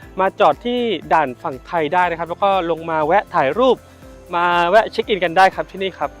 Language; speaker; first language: Thai; native; Thai